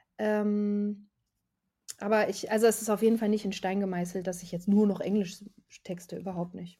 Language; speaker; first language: German; native; German